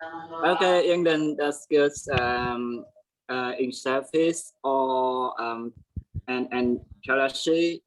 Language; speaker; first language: English; non-native, learner; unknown